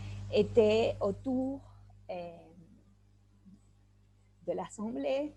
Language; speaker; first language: French; non-native, fluent; Spanish